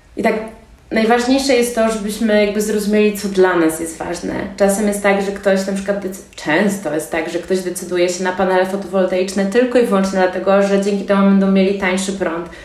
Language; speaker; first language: Polish; native; Polish